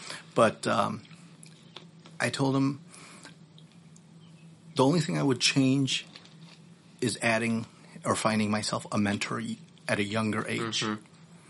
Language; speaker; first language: English; early bilingual, other home language; Filipino